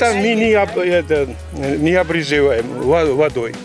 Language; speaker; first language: Russian; non-native, fluent; Georgian